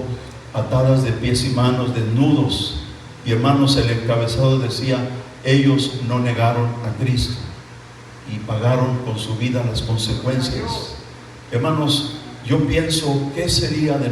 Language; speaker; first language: Spanish; native; Spanish